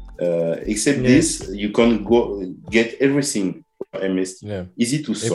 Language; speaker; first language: English; non-native, learner; French